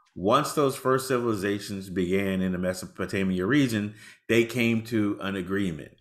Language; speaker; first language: English; native; English